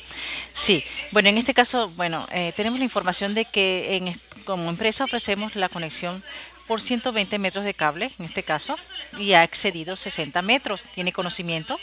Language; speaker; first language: Spanish; native; Spanish